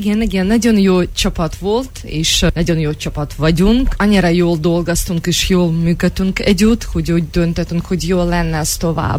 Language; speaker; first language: Hungarian; non-native, fluent; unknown